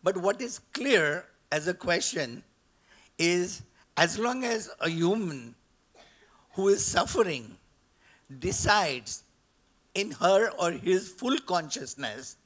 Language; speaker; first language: English; non-native, local second language; Marathi